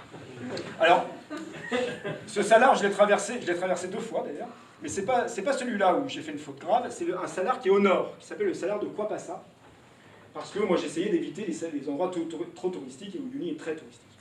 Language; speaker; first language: French; native; French